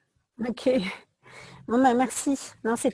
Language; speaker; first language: French; native; French